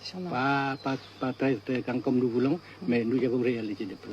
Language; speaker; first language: French; non-native, fluent; Vietnamese